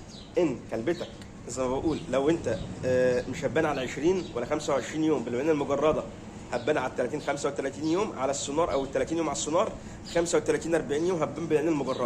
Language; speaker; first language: Arabic; native; Arabic